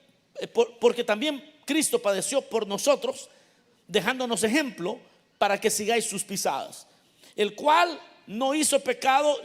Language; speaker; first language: Spanish; native; Spanish